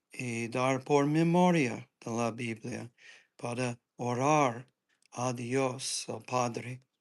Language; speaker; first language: Spanish; non-native, learner; English